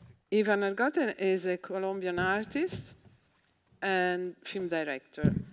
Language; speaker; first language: English; non-native, fluent; Italian